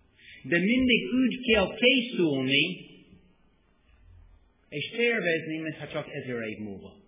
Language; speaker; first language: Hungarian; non-native, fluent; English